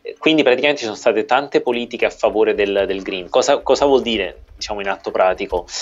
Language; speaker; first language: Italian; native; Italian